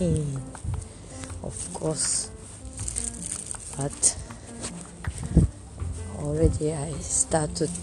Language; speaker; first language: English; non-native, learner; Japanese